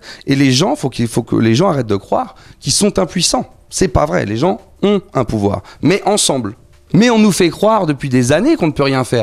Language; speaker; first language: French; native; French